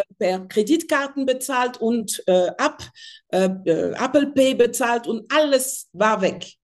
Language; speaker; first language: German; non-native, fluent; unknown